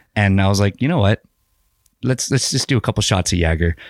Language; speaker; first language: English; native; English